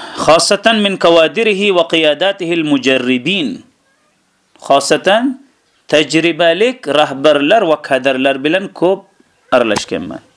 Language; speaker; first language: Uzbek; native; Uzbek